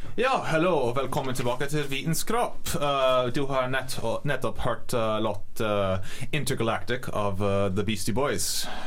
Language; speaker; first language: Norwegian; non-native, learner; English